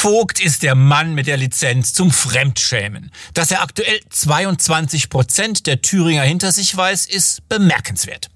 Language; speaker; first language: German; native; German